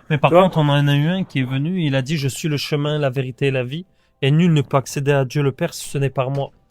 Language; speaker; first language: French; native; French